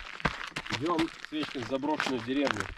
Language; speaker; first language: Russian; native; Russian